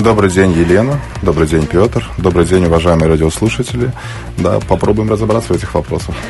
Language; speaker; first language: Russian; native; Russian